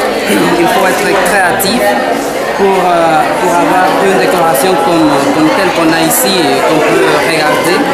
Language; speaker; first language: French; non-native, fluent; Spanish